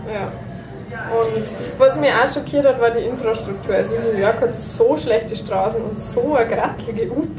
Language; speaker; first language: German; native; German